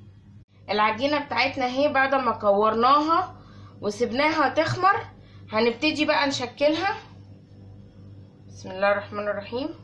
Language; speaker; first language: Arabic; native; Arabic